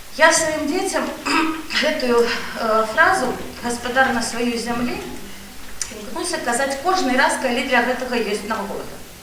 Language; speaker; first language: Belarusian; non-native, local second language; Russian